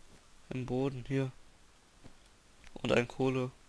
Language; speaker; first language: German; native; German